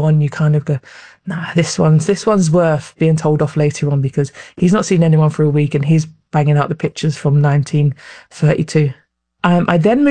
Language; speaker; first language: English; native; English